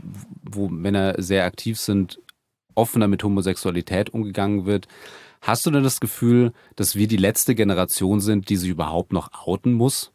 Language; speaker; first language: German; native; German